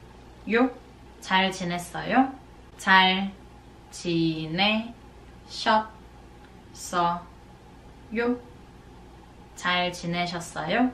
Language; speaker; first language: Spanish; non-native, fluent; Korean